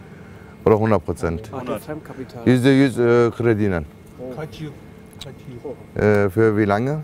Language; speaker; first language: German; non-native, fluent; Turkish